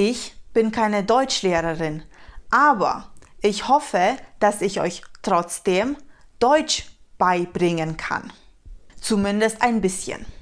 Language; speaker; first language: German; non-native, fluent; Romanian